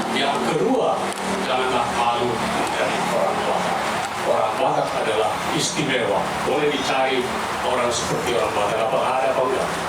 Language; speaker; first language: Indonesian; non-native, local second language; Batak Toba